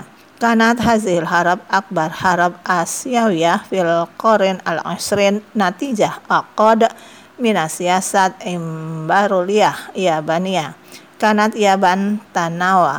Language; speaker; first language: Arabic; non-native, fluent; Indonesian